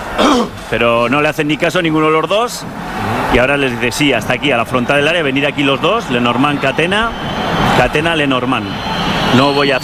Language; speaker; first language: Spanish; native; Spanish